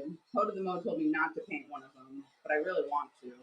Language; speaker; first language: English; native; English